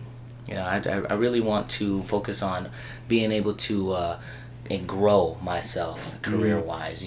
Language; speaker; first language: English; native; English